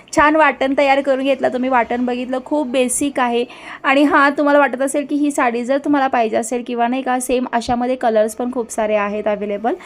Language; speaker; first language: Marathi; early bilingual, other home language; Hindi